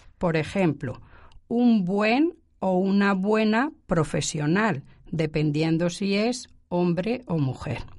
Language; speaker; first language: Spanish; native; Spanish